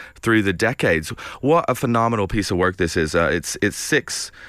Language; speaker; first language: English; native; English